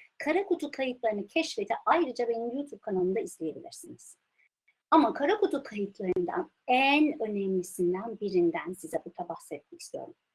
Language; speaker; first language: Turkish; early bilingual, heritage; Turkish